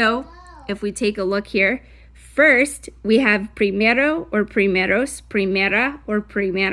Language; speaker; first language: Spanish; non-native, fluent; English